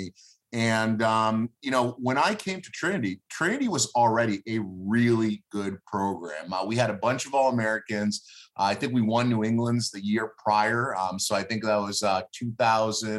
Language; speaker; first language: English; early bilingual, other home language; Hebrew